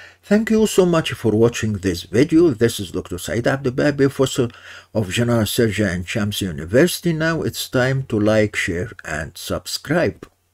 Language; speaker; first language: English; non-native, fluent; Arabic